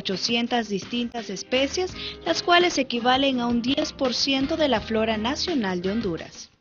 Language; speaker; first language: Spanish; native; Spanish